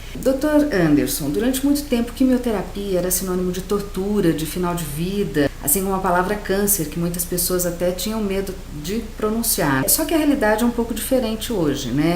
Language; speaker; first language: Portuguese; native; Portuguese